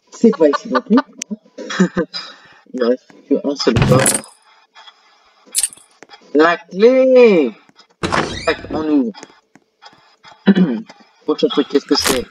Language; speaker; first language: French; native; French